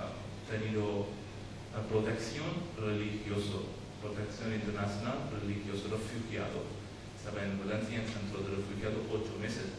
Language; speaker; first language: Spanish; non-native, learner; Urdu